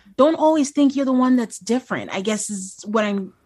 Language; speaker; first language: English; non-native, local second language; Yoruba